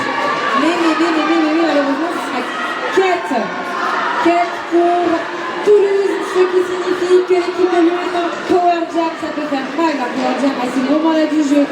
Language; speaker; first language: French; native; French